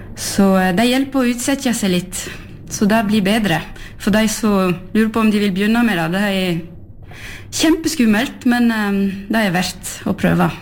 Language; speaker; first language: Norwegian; early bilingual, heritage; French